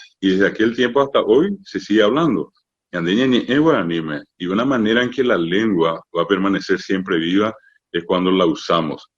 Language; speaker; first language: Spanish; non-native, local second language; Guarani